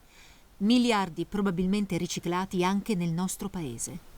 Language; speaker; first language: Italian; native; Italian